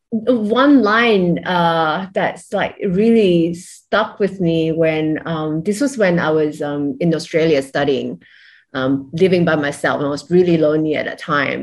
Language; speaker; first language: English; non-native, local second language; Chinese